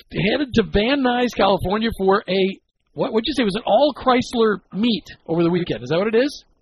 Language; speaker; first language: English; native; English